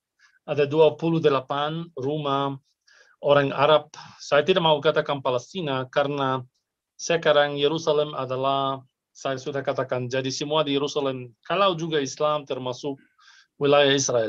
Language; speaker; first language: Indonesian; non-native, fluent; Arabic